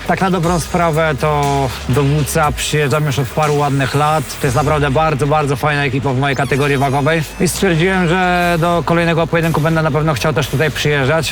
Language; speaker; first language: Polish; native; Polish